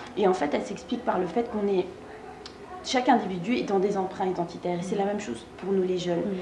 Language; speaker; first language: French; early bilingual, other home language; Kinyarwanda